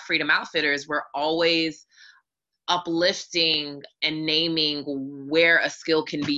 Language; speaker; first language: English; native; English